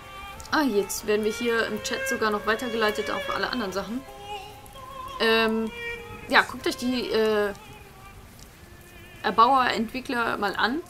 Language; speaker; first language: German; native; German